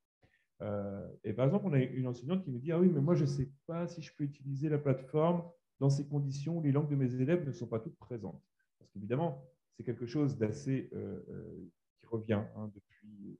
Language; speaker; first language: French; native; French